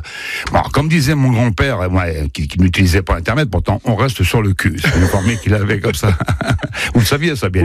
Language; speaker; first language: French; native; French